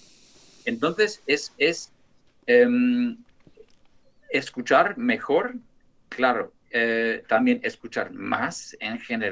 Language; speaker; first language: Spanish; non-native, fluent; English